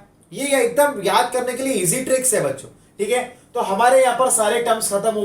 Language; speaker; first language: Hindi; non-native, local second language; Gujarati